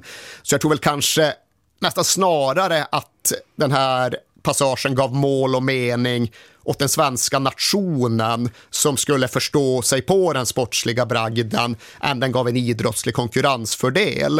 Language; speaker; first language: Swedish; native; Swedish